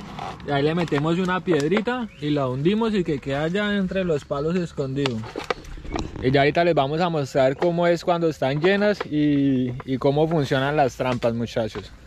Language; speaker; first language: Spanish; native; Spanish